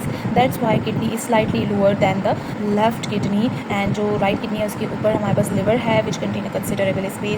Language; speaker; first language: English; non-native, local second language; Hindi